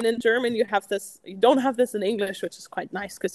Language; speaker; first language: English; non-native, fluent; German